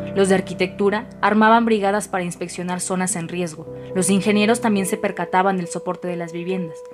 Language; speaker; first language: Spanish; native; Spanish